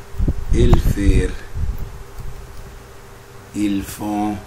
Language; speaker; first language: French; non-native, fluent; Arabic